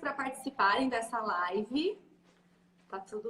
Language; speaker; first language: Portuguese; native; Portuguese